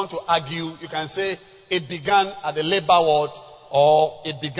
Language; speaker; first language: English; non-native, local second language; Akan